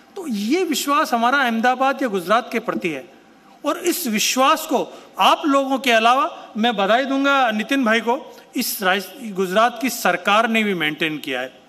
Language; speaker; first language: Hindi; native; Hindi